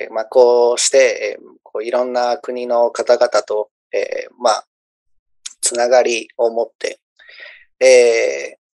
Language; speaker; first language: Japanese; early bilingual, other home language; Spanish